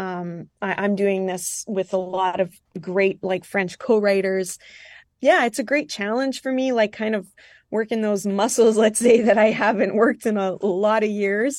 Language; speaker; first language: English; non-native, fluent; French